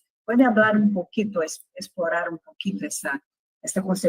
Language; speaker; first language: Spanish; non-native, fluent; Portuguese